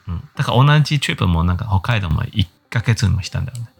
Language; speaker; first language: Japanese; non-native, learner; Thai